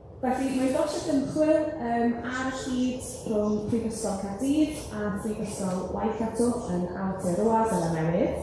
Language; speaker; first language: Welsh; native; Welsh